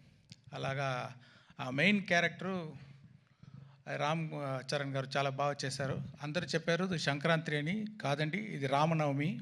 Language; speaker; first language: Telugu; non-native, fluent; Tamil